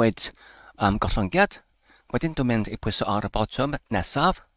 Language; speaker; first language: Welsh; non-native, learner; English